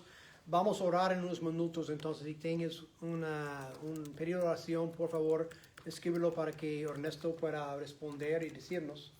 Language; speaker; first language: Spanish; non-native, fluent; English